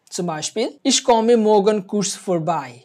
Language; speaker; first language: German; non-native, fluent; Bangla